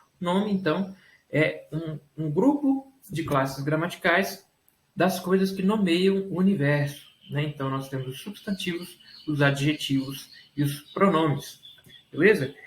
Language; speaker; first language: Portuguese; native; Portuguese